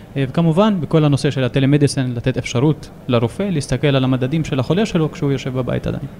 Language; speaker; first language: Hebrew; non-native, local second language; Arabic